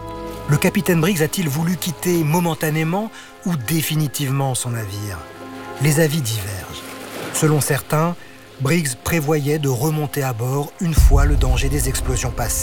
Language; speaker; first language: French; native; French